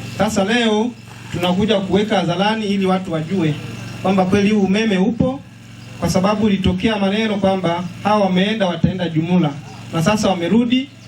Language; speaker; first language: Swahili; native; Swahili